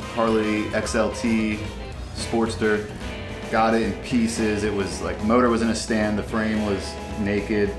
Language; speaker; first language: English; native; English